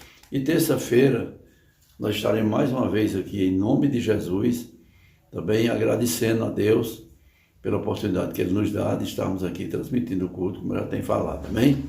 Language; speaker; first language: Portuguese; native; Portuguese